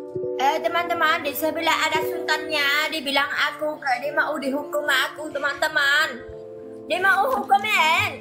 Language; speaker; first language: Indonesian; non-native, learner; Vietnamese